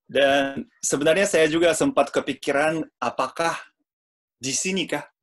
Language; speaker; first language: Indonesian; non-native, fluent; Japanese